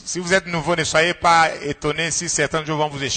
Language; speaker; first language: French; non-native, local second language; Lingala